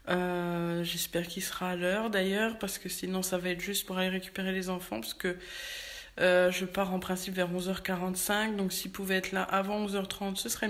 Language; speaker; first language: French; native; French